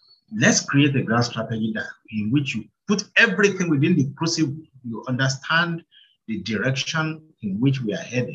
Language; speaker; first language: English; non-native, local second language; Yoruba